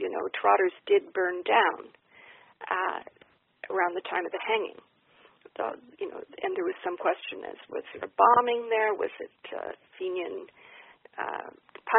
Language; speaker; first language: English; native; English